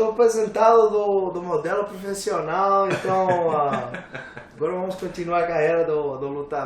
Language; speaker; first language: Portuguese; non-native, learner; English